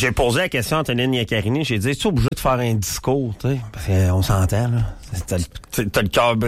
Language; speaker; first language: French; native; French